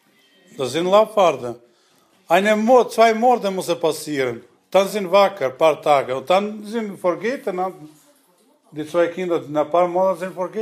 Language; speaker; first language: Dutch; non-native, learner; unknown